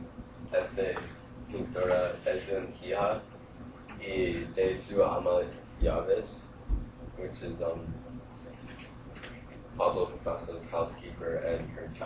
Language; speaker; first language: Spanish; non-native, learner; English